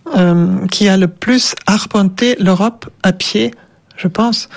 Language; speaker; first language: French; non-native, fluent; German